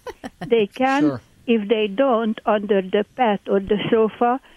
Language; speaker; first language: English; non-native, learner; Hungarian